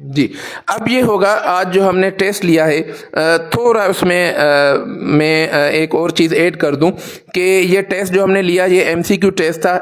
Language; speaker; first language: Urdu; non-native, local second language; Sindhi